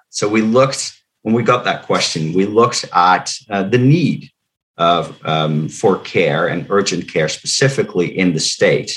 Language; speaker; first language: English; non-native, fluent; Dutch